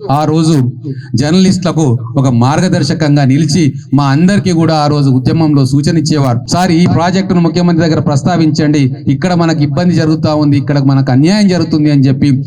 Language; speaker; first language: Telugu; native; Telugu